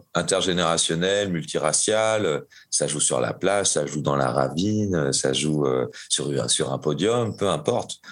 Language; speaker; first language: French; native; French